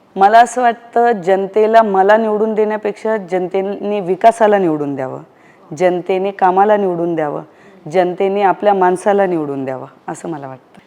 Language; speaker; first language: Marathi; native; Marathi